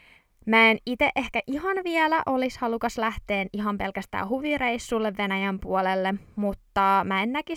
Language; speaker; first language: Finnish; native; Finnish